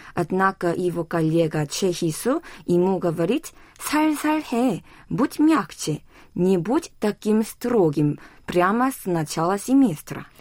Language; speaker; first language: Russian; non-native, local second language; Korean